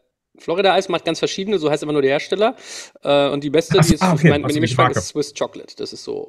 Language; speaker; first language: German; native; German